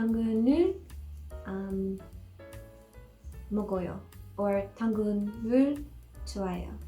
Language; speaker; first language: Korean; non-native, learner; English